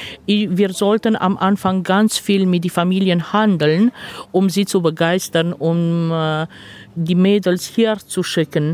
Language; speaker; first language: German; non-native, fluent; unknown